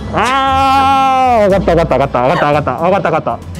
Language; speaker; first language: Japanese; native; Japanese